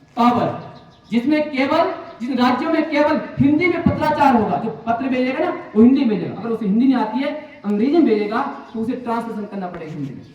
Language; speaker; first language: Hindi; native; Hindi